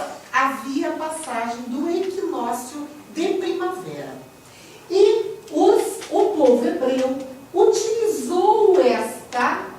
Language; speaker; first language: Portuguese; native; Portuguese